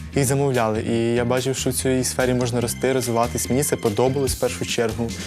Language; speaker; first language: Ukrainian; native; Ukrainian